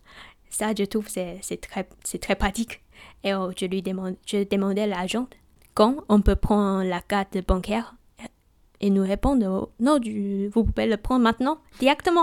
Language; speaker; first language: French; non-native, learner; Chinese